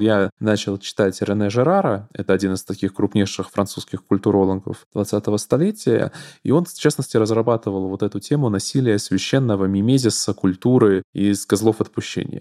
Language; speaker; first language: Russian; native; Russian